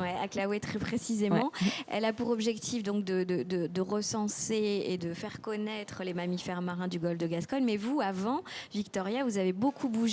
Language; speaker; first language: French; native; French